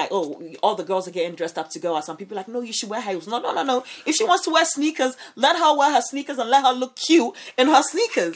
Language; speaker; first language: English; non-native, local second language; Akan